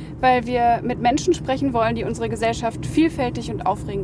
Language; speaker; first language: German; native; German